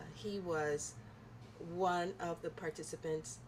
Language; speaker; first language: English; non-native, local second language; Spanish